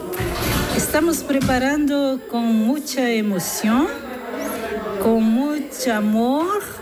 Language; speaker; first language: Spanish; non-native, learner; Italian